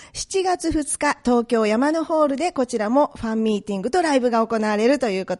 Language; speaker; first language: Japanese; native; Japanese